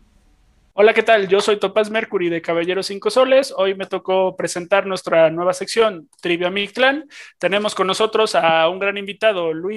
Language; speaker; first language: Spanish; native; Spanish